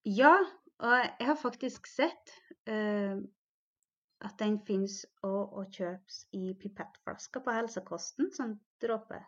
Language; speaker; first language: Norwegian; non-native, local second language; Northern Sami